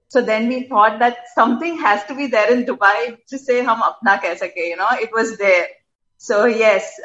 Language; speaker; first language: English; non-native, local second language; Gujarati